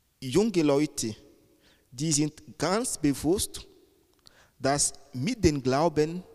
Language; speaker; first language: German; non-native, fluent; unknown